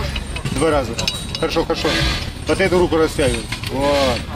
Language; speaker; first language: Russian; native; Russian